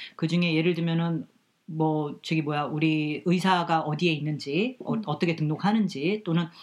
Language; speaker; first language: Korean; native; Korean